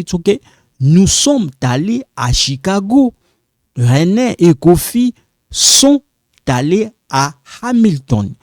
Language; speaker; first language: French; non-native, local second language; Lingala